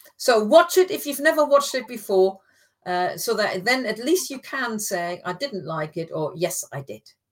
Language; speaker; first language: English; non-native, fluent; German